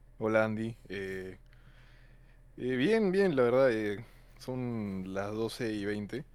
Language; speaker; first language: Spanish; native; Spanish